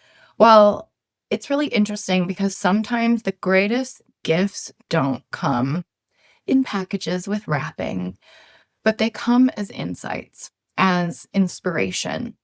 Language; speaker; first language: English; native; English